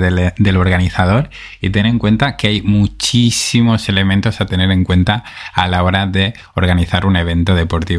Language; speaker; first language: Spanish; native; Spanish